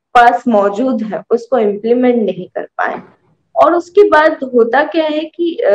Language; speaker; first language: Hindi; native; Hindi